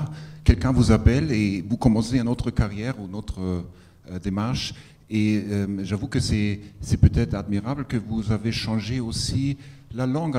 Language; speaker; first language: French; non-native, fluent; German